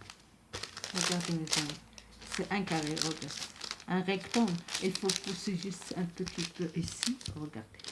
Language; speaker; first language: French; non-native, local second language; Arabic